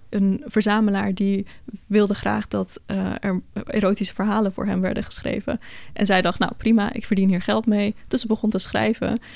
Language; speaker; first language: Dutch; early bilingual, other home language; Persian